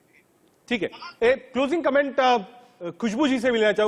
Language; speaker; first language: Hindi; native; Hindi